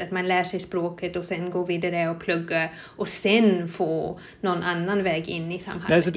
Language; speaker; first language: Swedish; non-native, fluent; English